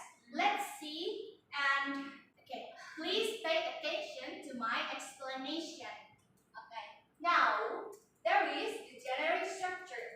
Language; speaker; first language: English; non-native, learner; Indonesian